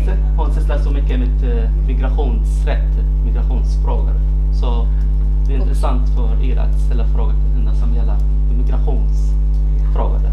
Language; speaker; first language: Swedish; non-native, fluent; Arabic